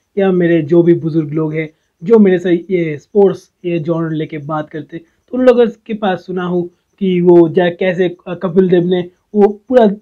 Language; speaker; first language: Hindi; non-native, local second language; Bangla